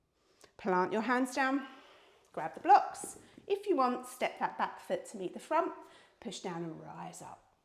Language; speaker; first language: English; native; English